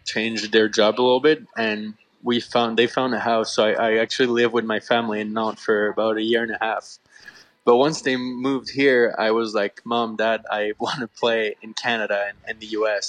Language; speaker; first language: English; non-native, fluent; French